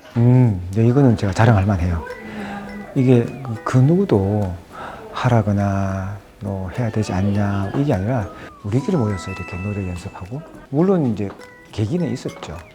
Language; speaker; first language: Korean; native; Korean